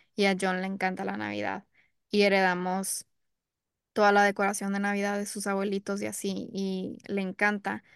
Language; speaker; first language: Spanish; early bilingual, heritage; Spanish